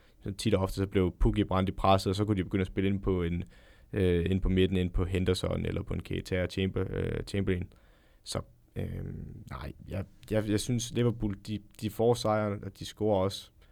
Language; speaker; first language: Danish; native; Danish